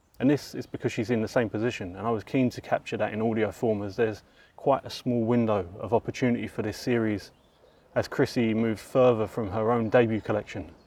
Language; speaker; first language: English; native; English